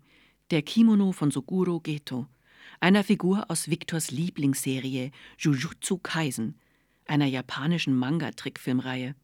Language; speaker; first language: German; native; German